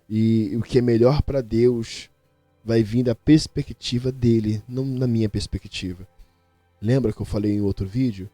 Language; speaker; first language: Portuguese; native; Portuguese